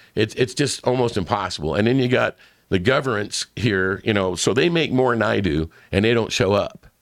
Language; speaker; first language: English; native; English